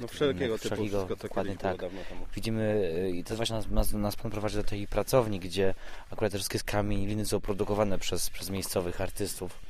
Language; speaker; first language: Polish; native; Polish